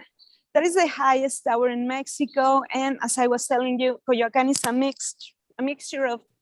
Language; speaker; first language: English; non-native, fluent; Spanish